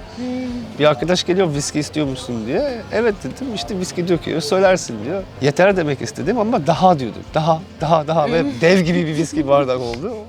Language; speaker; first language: Turkish; non-native, fluent; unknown